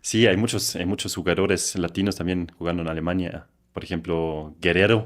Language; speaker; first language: Spanish; non-native, fluent; German